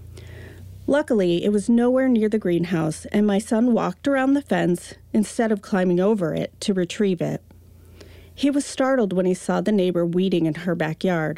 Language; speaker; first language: English; native; English